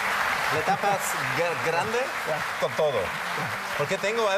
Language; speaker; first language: Spanish; non-native, learner; German